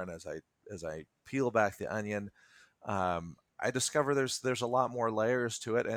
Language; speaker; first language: English; native; English